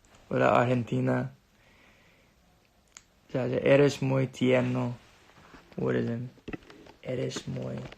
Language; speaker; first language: Spanish; non-native, learner; English